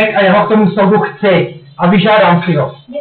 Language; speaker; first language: Czech; native; Czech